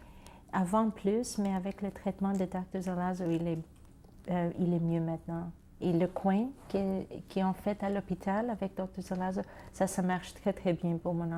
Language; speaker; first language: French; non-native, learner; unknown